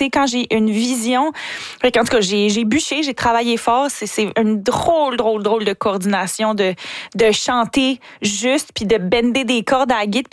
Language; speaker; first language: French; native; French